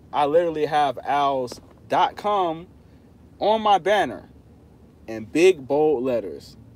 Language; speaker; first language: English; native; English